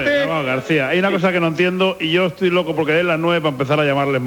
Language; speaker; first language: Spanish; native; Spanish